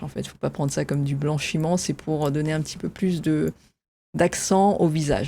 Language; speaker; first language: French; native; French